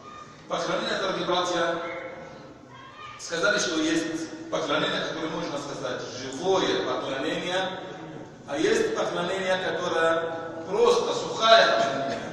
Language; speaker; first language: Russian; non-native, fluent; Arabic